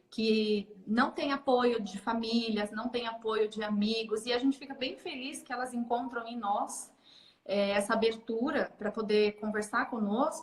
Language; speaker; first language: Portuguese; native; Portuguese